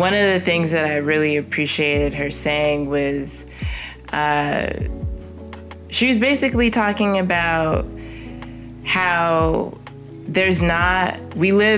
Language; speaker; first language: English; native; English